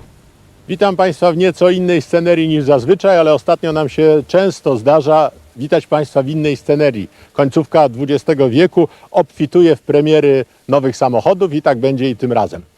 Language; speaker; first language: Polish; native; Polish